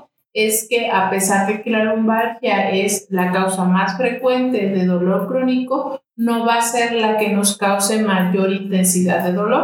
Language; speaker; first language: Spanish; native; Spanish